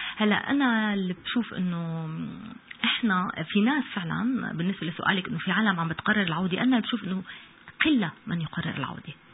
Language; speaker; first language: Arabic; native; Arabic